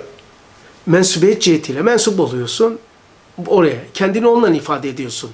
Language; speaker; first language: Turkish; native; Turkish